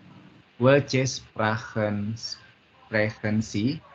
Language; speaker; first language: German; non-native, learner; Indonesian